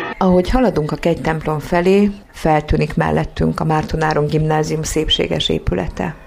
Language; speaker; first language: Hungarian; native; Hungarian